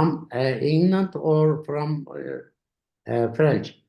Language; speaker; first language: English; non-native, learner; Turkish